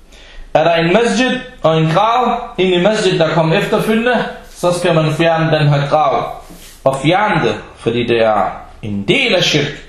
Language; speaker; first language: Danish; early bilingual, other home language; Arabic